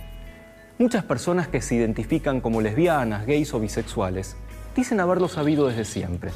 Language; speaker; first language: Spanish; native; Spanish